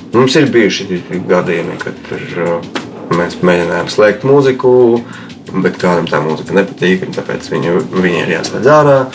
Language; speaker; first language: Latvian; non-native, local second language; Russian